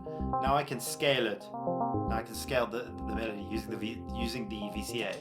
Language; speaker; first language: English; native; English